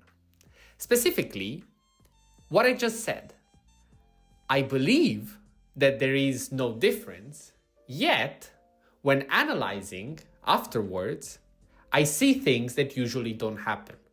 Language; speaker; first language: English; non-native, fluent; Italian